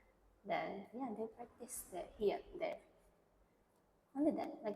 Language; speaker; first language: English; non-native, learner; Indonesian